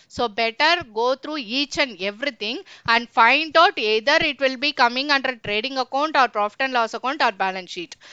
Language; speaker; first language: English; non-native, local second language; Tamil